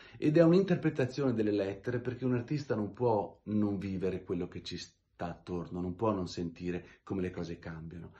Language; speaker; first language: Italian; native; Italian